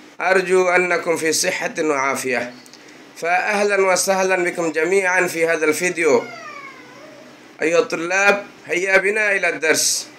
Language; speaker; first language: Arabic; non-native, fluent; Bangla